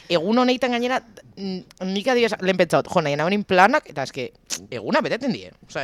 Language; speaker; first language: Basque; native; Basque